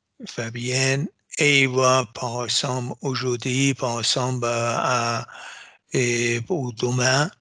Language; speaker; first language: French; non-native, fluent; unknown